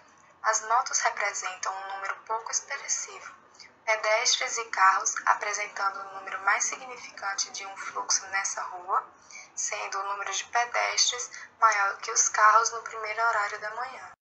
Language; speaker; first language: Portuguese; native; Portuguese